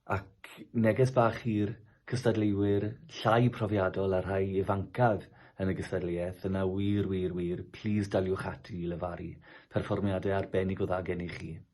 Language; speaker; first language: Welsh; native; Welsh